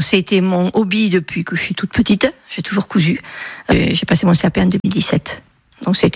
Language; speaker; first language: French; native; French